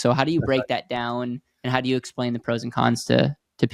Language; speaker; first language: English; native; English